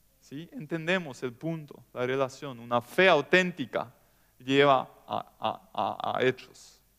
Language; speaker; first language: Spanish; non-native, local second language; German